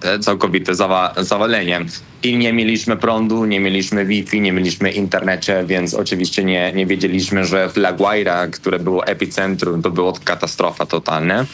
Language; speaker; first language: Polish; non-native, learner; Spanish